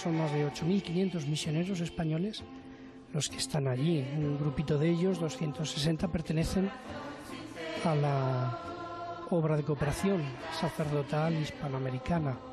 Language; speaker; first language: Spanish; native; Spanish